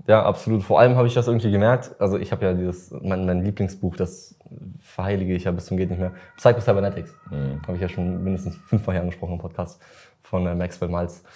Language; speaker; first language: German; early bilingual, other home language; Russian